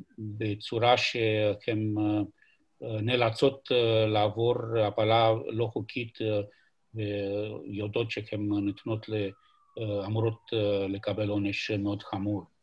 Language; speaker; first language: Hebrew; non-native, fluent; Romanian